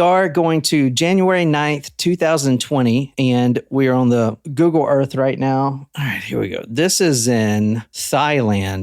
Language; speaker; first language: English; native; English